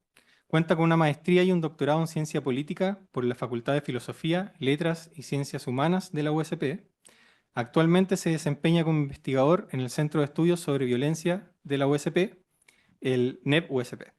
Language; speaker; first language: Spanish; native; Spanish